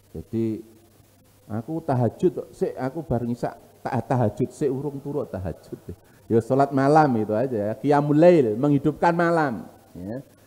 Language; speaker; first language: Indonesian; non-native, local second language; Javanese